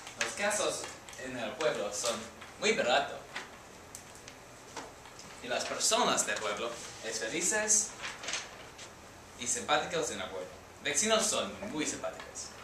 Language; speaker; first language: Spanish; non-native, learner; English